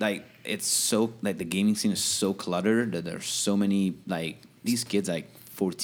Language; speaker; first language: English; non-native, fluent; Italian